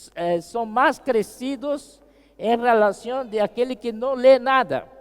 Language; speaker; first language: Spanish; non-native, fluent; Portuguese